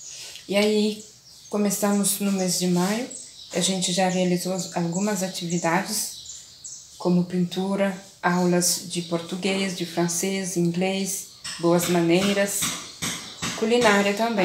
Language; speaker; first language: Portuguese; non-native, local second language; Kabuverdianu